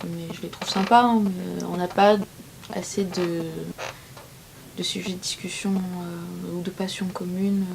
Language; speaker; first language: French; non-native, local second language; Arabic